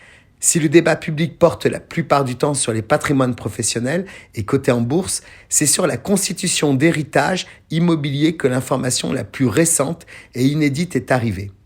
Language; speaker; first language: French; native; French